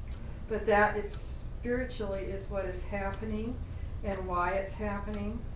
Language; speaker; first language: English; native; English